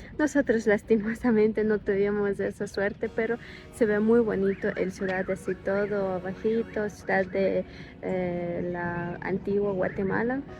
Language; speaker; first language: Spanish; non-native, fluent; Ukrainian